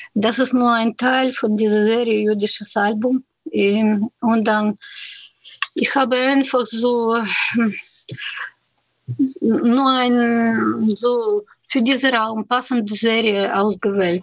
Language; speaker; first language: German; non-native, fluent; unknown